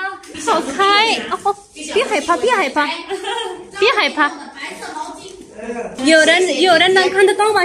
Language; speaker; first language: Chinese; non-native, learner; Urdu